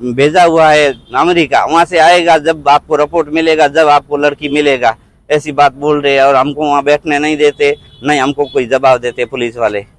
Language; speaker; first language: Hindi; non-native, local second language; Marwari